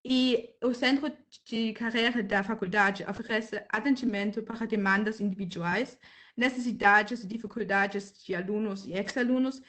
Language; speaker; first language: Portuguese; non-native, fluent; German